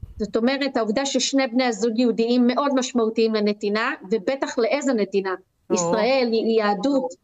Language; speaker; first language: Hebrew; native; Hebrew